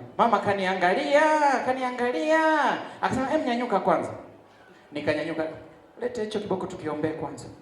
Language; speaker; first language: Swahili; native; Swahili